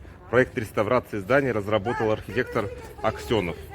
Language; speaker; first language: Russian; native; Russian